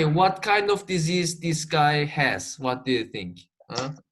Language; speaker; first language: English; non-native, fluent; Turkish